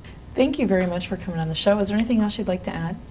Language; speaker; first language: English; native; English